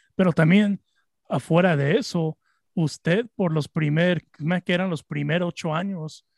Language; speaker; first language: Spanish; early bilingual, heritage; Spanish